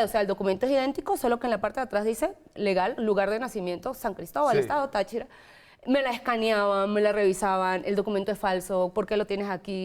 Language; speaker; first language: Spanish; native; Spanish